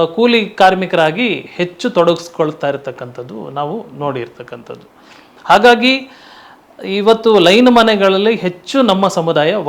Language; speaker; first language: Kannada; non-native, local second language; Tulu